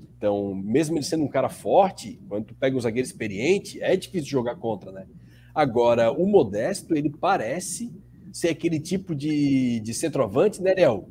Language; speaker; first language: Portuguese; native; Portuguese